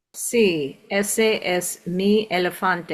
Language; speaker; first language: Spanish; non-native, learner; English